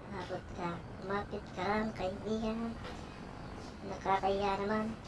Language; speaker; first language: Filipino; non-native, local second language; Pampanga